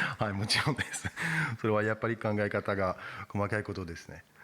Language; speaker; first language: Japanese; non-native, learner; French